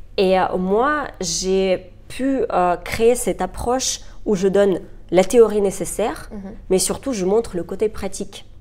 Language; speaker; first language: French; non-native, fluent; Russian